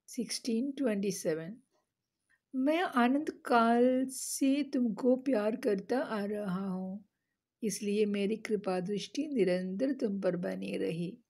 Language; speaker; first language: Hindi; non-native, local second language; Malayalam